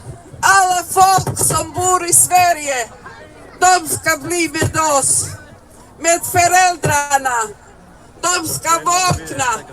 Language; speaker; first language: Swedish; non-native, learner; Somali